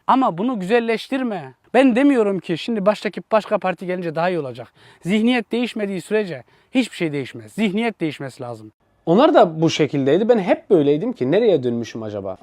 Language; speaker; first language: Turkish; early bilingual, heritage; Turkish